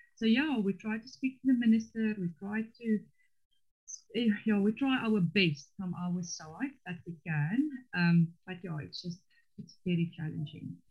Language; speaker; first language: English; non-native, local second language; Afrikaans